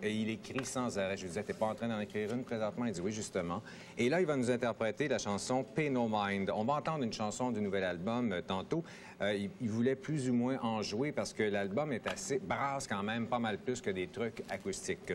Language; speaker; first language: French; native; French